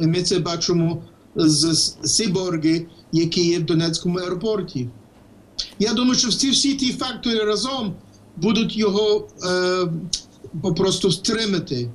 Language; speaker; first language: Ukrainian; early bilingual, heritage; Ukrainian